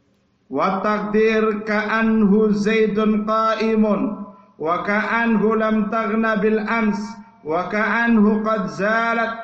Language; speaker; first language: Arabic; non-native, fluent; Indonesian